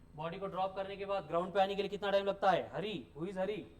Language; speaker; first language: Hindi; non-native, local second language; Marathi